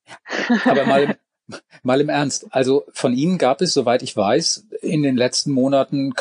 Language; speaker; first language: German; native; German